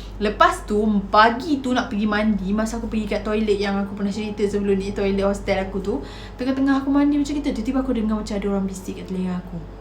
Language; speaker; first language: Malay; native; Malay